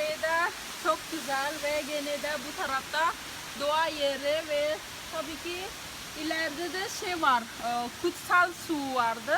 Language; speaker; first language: Turkish; non-native, learner; Indonesian